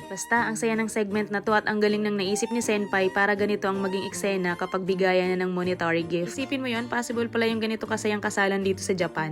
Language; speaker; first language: Filipino; native; Filipino